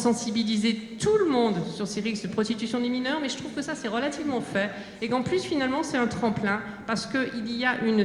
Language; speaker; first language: French; native; French